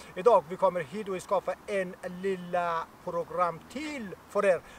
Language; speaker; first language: Swedish; non-native, learner; Persian